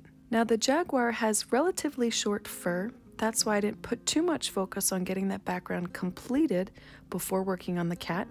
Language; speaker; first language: English; native; English